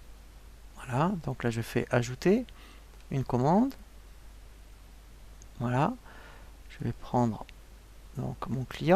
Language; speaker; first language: French; native; French